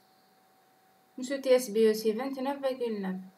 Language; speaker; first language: French; non-native, local second language; Arabic